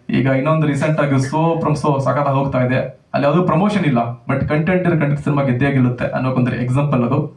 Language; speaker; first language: Kannada; native; Kannada